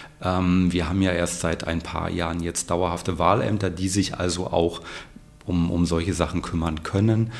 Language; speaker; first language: German; native; German